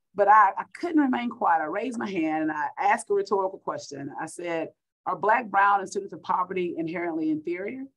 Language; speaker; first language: English; native; English